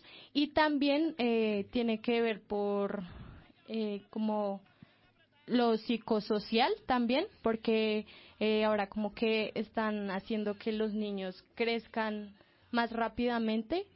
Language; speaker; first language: Spanish; native; Spanish